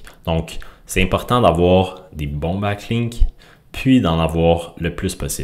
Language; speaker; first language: French; native; French